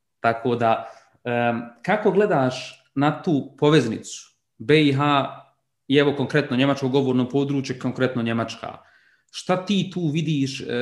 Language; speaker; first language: Croatian; early bilingual, heritage; Bosnian